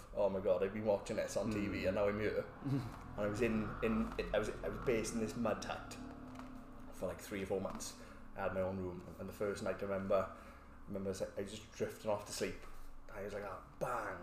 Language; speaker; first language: English; native; English